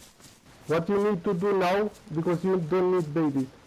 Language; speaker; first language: English; non-native, learner; Romanian